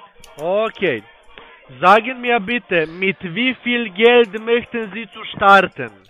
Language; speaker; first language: German; non-native, learner; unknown